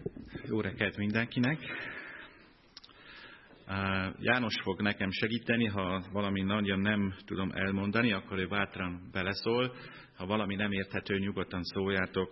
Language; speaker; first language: Hungarian; non-native, fluent; German